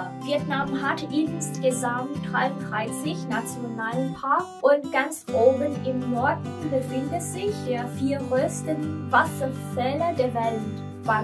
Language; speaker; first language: German; non-native, learner; Vietnamese